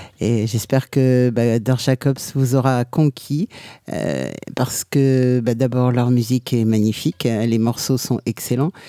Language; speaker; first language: French; native; French